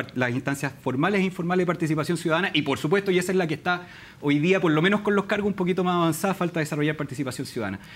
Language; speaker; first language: Spanish; native; Spanish